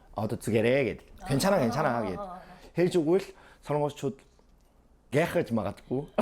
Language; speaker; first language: Mongolian; non-native, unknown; Korean